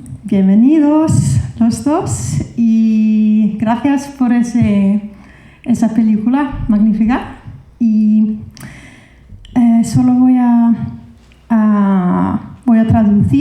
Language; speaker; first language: Spanish; non-native, fluent; Icelandic